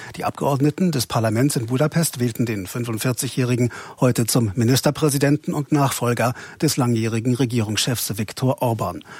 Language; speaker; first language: German; native; German